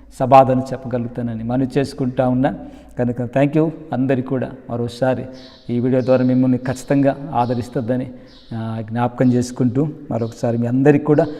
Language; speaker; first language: Telugu; non-native, local second language; Koya